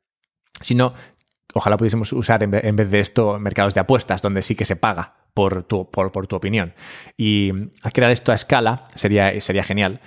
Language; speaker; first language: Spanish; native; Spanish